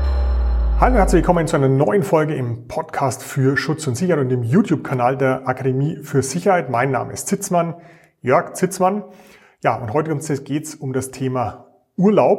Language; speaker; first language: German; native; German